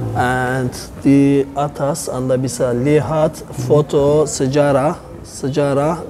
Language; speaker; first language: Indonesian; non-native, learner; Turkish